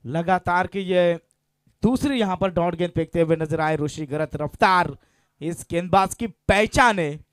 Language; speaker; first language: Hindi; non-native, local second language; Marathi